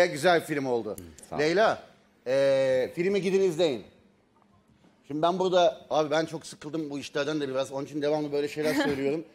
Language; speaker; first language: Turkish; native; Turkish